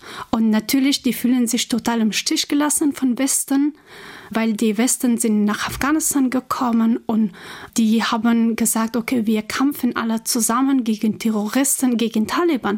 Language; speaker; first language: German; non-native, fluent; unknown